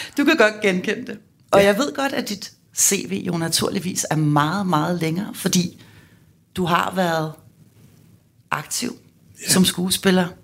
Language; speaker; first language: Danish; native; Danish